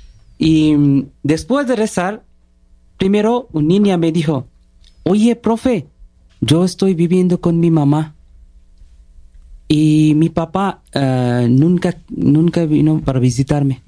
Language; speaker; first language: Spanish; non-native, learner; Bangla